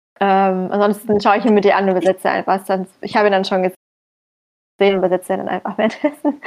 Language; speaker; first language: German; early bilingual, other home language; Arabic